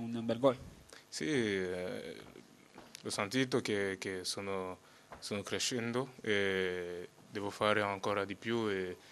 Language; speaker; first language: Italian; non-native, learner; French